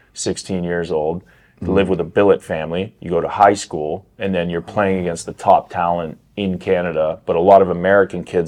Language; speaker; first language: English; native; English